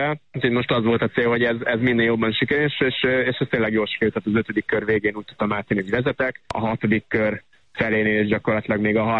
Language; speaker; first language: Hungarian; native; Hungarian